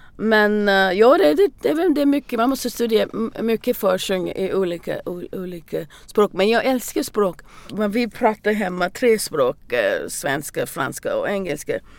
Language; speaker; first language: Swedish; non-native, learner; English